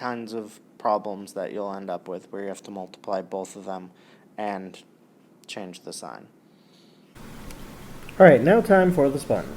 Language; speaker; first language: English; native; English